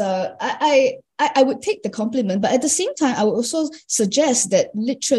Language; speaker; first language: English; native; English